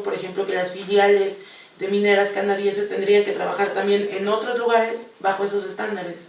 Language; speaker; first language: Spanish; native; Spanish